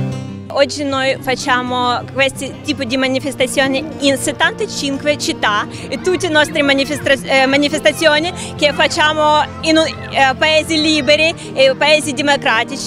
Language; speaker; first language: Italian; non-native, learner; Ukrainian